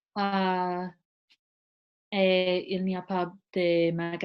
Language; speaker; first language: French; non-native, learner; English